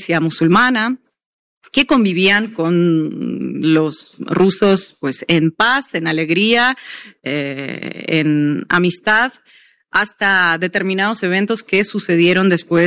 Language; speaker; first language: Spanish; non-native, fluent; Russian